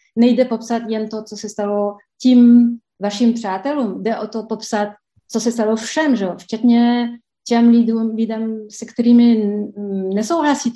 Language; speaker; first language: Czech; non-native, fluent; French